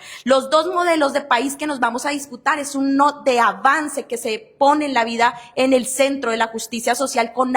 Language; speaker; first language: Spanish; native; Spanish